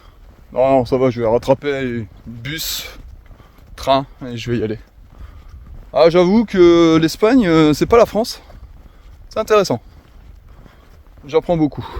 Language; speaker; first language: French; native; French